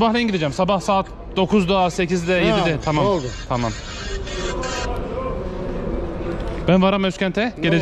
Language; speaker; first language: Turkish; native; Turkish